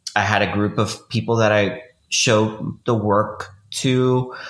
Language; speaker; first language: English; non-native, fluent; Spanish